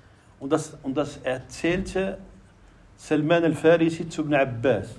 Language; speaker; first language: German; non-native, fluent; Arabic